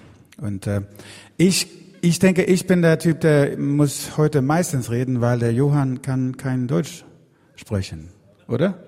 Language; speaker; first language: German; non-native, fluent; Swedish